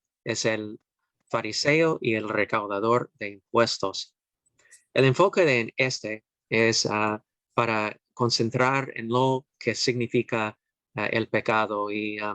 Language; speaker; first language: Spanish; non-native, fluent; English